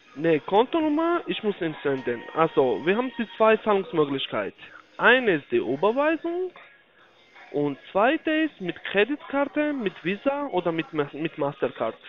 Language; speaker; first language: German; non-native, learner; Polish